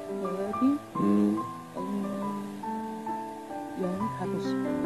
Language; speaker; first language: Korean; non-native, learner; Chinese